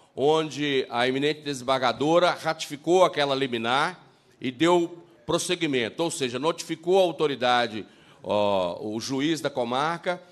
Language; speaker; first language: Portuguese; native; Portuguese